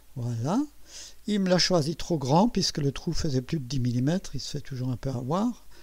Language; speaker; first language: French; native; French